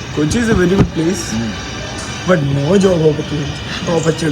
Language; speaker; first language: English; non-native, local second language; Malayalam